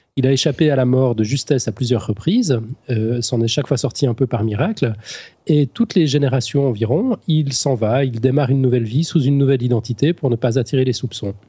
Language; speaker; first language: French; native; French